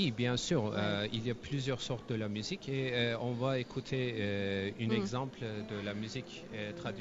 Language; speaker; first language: French; non-native, fluent; Turkish